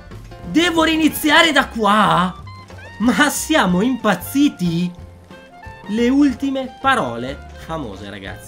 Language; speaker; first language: Italian; native; Italian